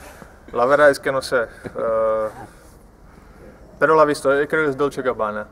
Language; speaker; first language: Spanish; non-native, fluent; Czech